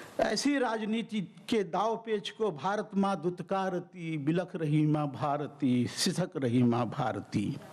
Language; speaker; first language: Hindi; native; Hindi